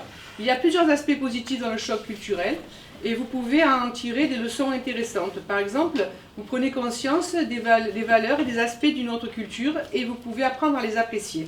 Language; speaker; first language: French; native; French